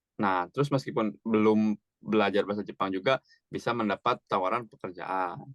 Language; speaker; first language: Indonesian; native; Indonesian